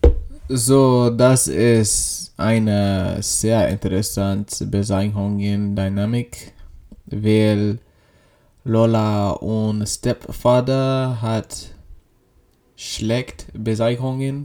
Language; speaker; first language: German; non-native, learner; English